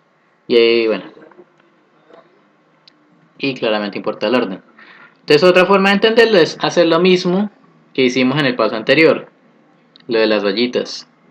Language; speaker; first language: Spanish; native; Spanish